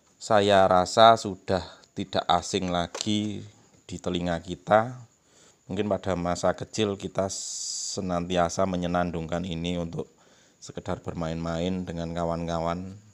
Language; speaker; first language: Indonesian; non-native, local second language; Javanese